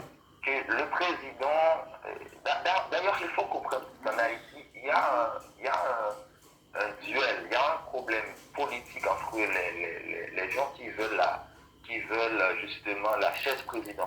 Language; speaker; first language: French; non-native, local second language; Haitian Creole